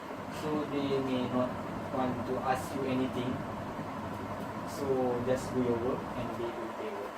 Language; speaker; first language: English; non-native, learner; Malay